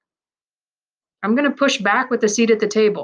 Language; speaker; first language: English; early bilingual, other home language; Persian